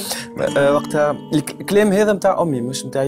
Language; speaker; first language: Arabic; native; Arabic